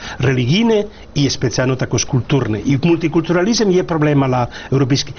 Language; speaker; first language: Ukrainian; non-native, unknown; Spanish